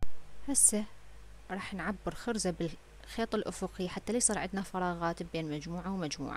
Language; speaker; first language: Arabic; native; Arabic